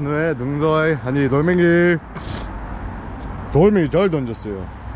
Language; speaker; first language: Korean; early bilingual, heritage; Korean